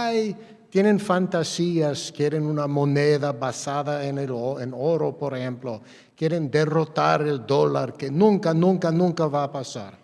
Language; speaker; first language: Spanish; non-native, fluent; English